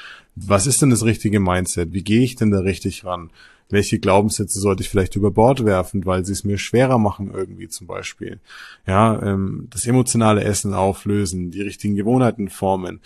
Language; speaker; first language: German; native; German